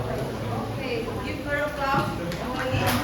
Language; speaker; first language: English; non-native, fluent; Indonesian